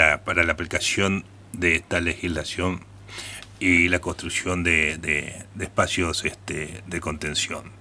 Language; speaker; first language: Spanish; native; Spanish